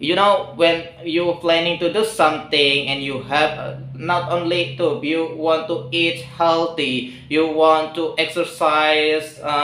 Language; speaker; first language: English; non-native, learner; Indonesian